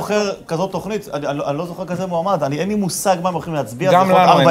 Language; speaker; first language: Hebrew; native; Hebrew